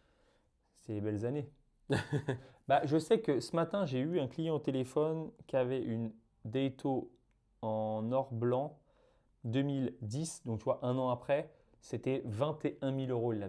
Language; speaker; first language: French; native; French